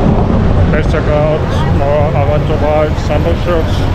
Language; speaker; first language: English; non-native, learner; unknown